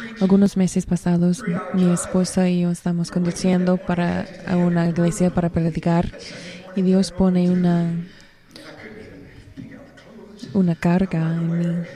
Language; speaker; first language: Spanish; non-native, learner; English